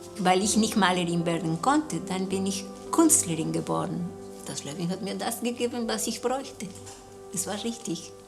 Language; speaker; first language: German; non-native, fluent; Spanish